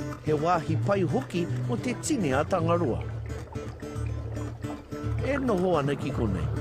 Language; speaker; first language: Māori; non-native, local second language; English